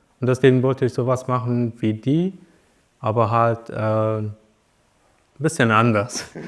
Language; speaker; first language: German; non-native, fluent; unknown